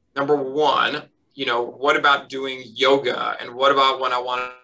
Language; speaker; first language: English; native; English